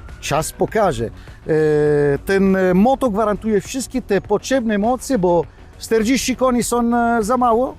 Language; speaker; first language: Polish; non-native, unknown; Italian